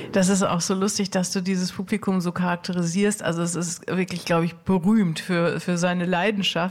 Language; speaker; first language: German; native; German